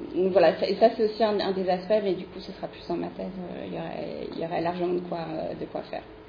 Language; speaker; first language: French; native; French